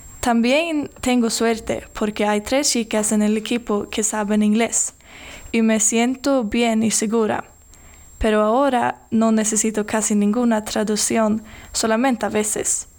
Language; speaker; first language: Spanish; non-native, learner; Swedish